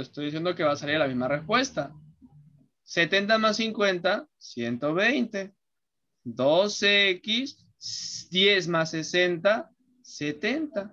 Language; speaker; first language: Spanish; native; Spanish